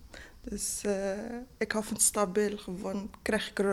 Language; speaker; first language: Dutch; non-native, learner; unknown